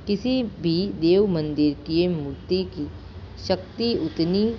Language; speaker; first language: Hindi; non-native, local second language; Gujarati